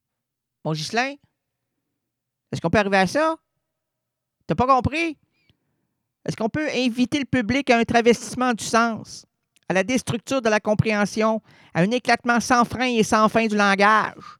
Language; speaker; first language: French; native; French